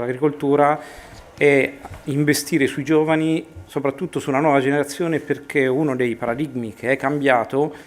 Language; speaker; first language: Italian; native; Italian